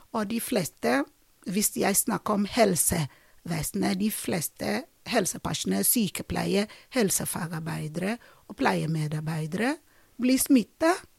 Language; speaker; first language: Norwegian; non-native, fluent; Ibibio